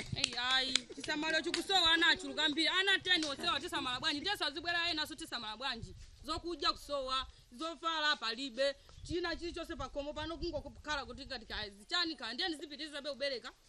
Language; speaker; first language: Nyanja; non-native, local second language; Yao